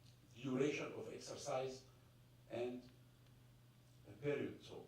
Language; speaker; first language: English; non-native, fluent; Arabic